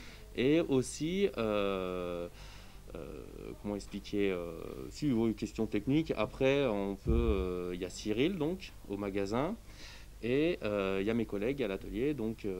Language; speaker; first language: French; native; French